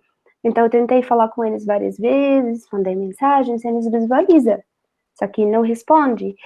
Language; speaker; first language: Portuguese; non-native, fluent; Arabic